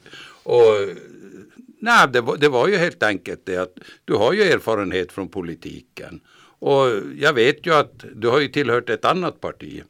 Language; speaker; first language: Swedish; native; Swedish